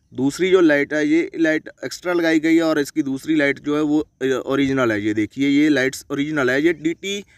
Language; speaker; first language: Hindi; non-native, local second language; Punjabi